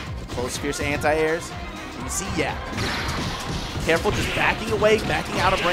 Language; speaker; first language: English; native; English